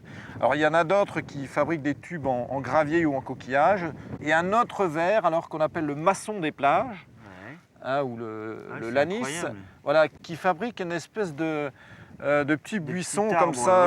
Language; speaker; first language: French; native; French